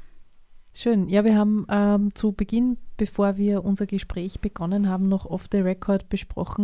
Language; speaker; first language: German; native; German